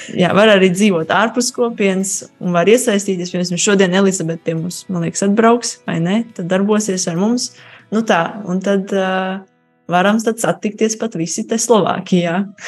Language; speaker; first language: Latvian; native; Latvian